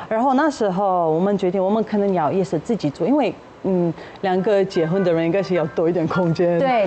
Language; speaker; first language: Chinese; non-native, fluent; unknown